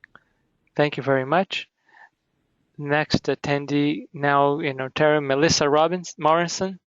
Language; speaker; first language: English; native; English